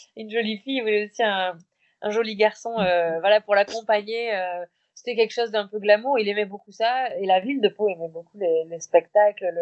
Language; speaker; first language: French; native; French